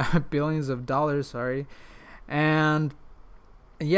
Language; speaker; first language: English; non-native, fluent; Spanish